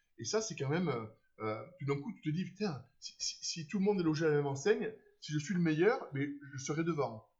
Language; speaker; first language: French; native; French